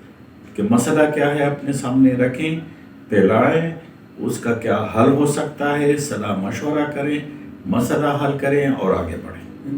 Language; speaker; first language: Urdu; native; Urdu